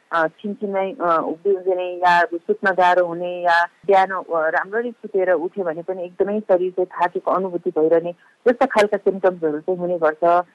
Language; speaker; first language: Nepali; native; Nepali